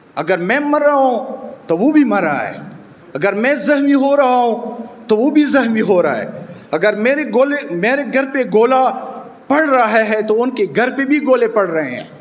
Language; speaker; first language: Urdu; non-native, local second language; Pashto